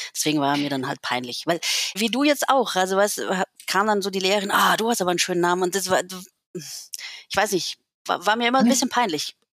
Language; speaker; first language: German; native; German